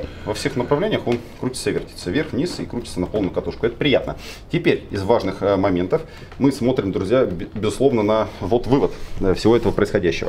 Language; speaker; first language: Russian; native; Russian